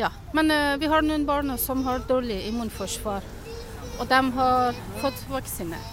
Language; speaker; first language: Norwegian; non-native, learner; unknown